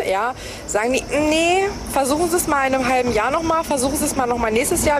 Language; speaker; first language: German; early bilingual, other home language; Greek